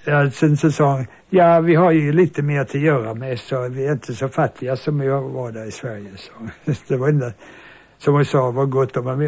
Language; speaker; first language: Swedish; early bilingual, heritage; Swedish